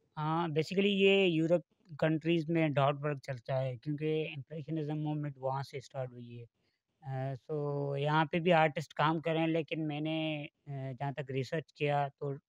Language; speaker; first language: Urdu; non-native, local second language; Sindhi